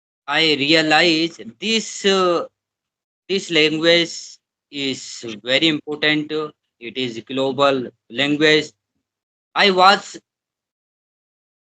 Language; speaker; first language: English; non-native, learner; Hindi